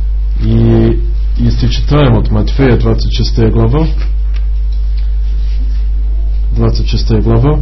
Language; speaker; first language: Russian; non-native, fluent; English